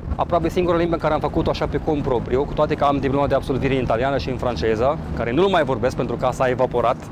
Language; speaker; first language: Romanian; non-native, fluent; Arabic